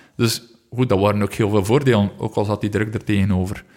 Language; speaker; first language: Dutch; native; Dutch